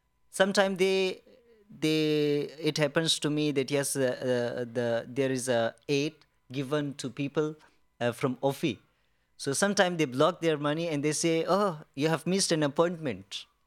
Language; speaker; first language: English; non-native, fluent; Persian